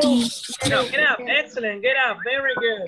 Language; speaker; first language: English; non-native, learner; Spanish